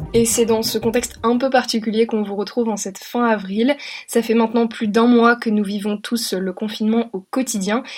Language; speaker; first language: French; native; French